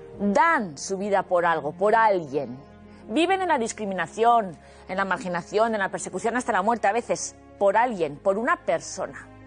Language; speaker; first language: Spanish; native; Spanish